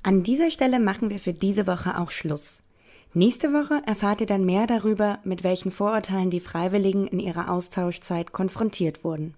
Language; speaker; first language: German; native; German